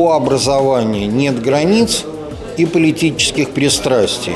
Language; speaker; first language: Russian; native; Russian